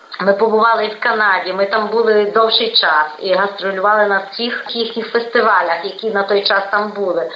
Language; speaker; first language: Ukrainian; native; Ukrainian